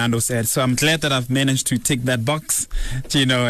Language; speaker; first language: English; non-native, local second language; Zulu